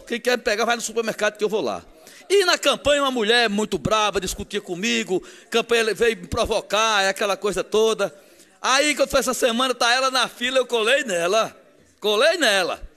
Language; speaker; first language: Portuguese; native; Portuguese